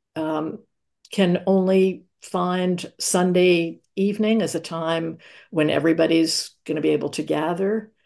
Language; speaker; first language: English; native; English